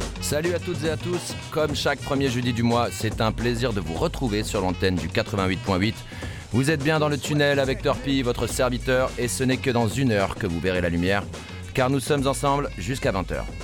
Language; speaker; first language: French; native; French